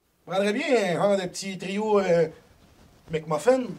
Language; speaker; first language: French; native; French